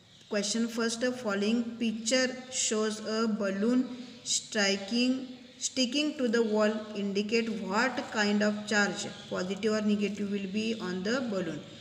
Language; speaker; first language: English; non-native, local second language; Marathi